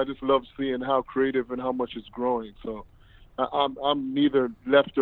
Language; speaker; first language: English; native; English